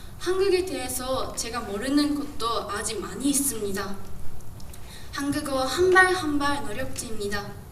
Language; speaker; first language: Korean; non-native, learner; Japanese